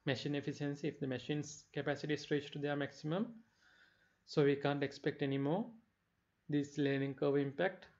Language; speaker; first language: English; non-native, local second language; Sinhala